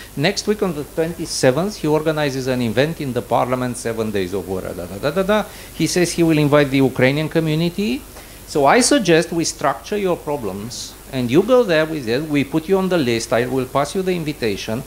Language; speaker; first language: English; non-native, fluent; Romanian